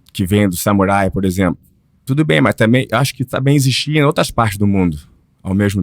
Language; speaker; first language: Portuguese; early bilingual, heritage; Portuguese